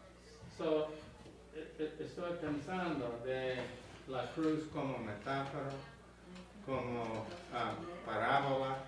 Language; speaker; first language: Spanish; non-native, learner; English